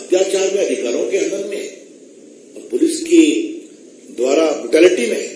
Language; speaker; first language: Hindi; native; Hindi